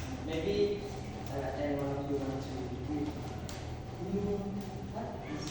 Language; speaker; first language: English; non-native, learner; Indonesian